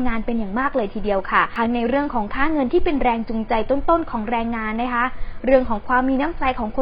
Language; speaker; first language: Thai; native; Thai